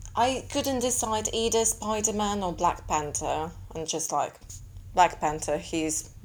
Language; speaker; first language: English; non-native, fluent; Latvian